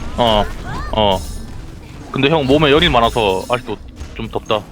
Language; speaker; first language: Korean; native; Korean